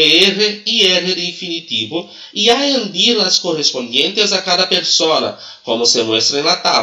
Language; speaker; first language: Spanish; non-native, fluent; Portuguese